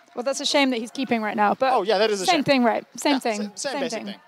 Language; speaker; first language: English; native; English